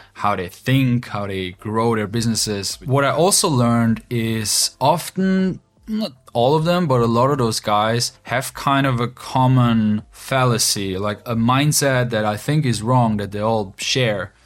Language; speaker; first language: English; non-native, fluent; German